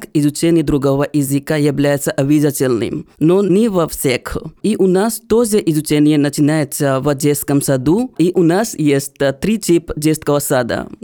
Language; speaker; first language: Russian; non-native, learner; Hindi